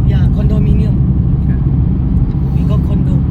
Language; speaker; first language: English; non-native, learner; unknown